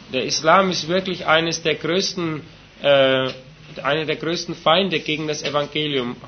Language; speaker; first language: German; native; German